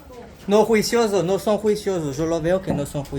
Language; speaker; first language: Spanish; non-native, learner; French